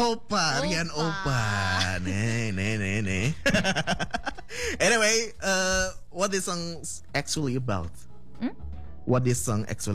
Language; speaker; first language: English; non-native, fluent; Indonesian